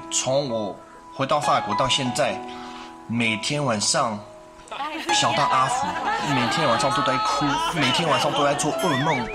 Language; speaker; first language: Chinese; non-native, fluent; French